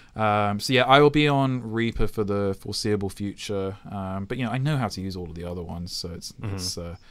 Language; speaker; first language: English; native; English